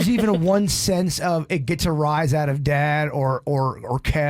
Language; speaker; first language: English; native; English